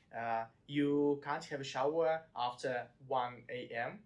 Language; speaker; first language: English; non-native, learner; Russian